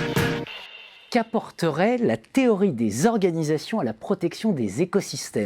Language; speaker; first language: French; native; French